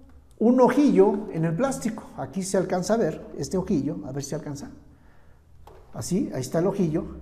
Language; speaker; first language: Spanish; native; Spanish